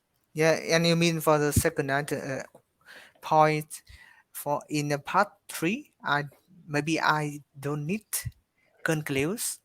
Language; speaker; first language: English; non-native, learner; Vietnamese